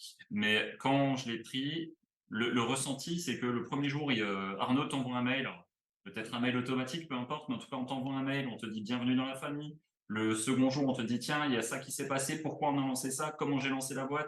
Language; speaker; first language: French; native; French